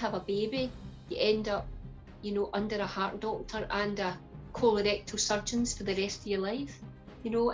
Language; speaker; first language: English; native; English